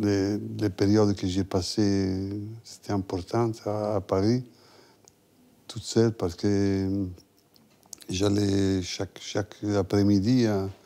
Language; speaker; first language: French; non-native, fluent; Italian